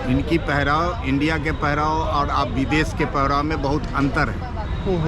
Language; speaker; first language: Hindi; native; Hindi